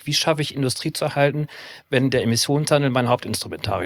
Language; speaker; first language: German; native; German